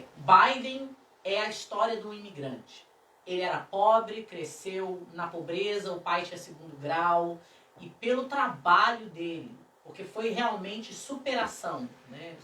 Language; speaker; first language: Portuguese; native; Portuguese